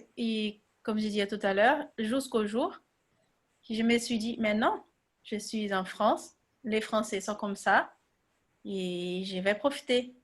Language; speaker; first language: French; non-native, fluent; Portuguese